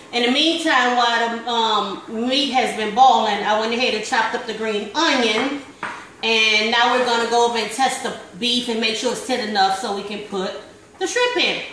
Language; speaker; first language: English; native; English